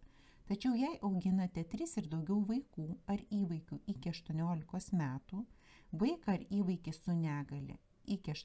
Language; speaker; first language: Lithuanian; native; Lithuanian